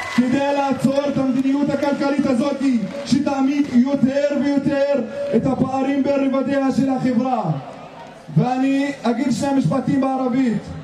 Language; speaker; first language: Hebrew; non-native, local second language; Arabic